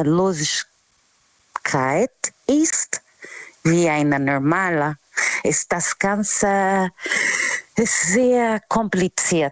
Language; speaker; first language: German; non-native, learner; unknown